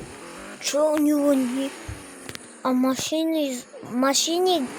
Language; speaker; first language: Russian; non-native, learner; Uzbek